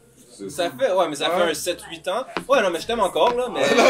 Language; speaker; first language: French; native; French